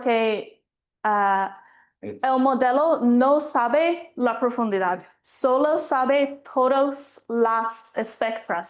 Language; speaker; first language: Spanish; non-native, fluent; English